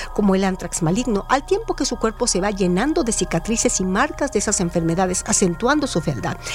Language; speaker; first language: Spanish; native; Spanish